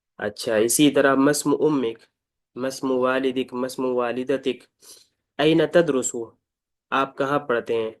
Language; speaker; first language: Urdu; native; Urdu